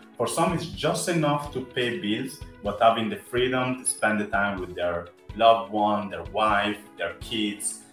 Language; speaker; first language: English; non-native, fluent; Italian